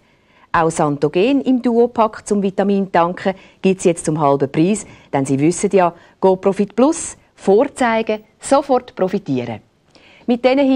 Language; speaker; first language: German; native; German